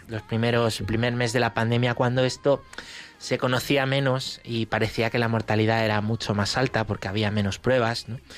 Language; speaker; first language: Spanish; native; Spanish